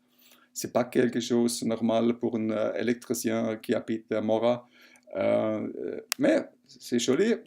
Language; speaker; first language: French; non-native, fluent; German